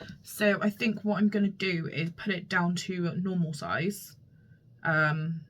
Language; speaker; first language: English; native; English